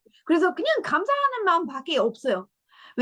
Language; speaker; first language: Korean; non-native, learner; English